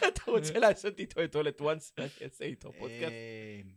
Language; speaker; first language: Hebrew; native; Hebrew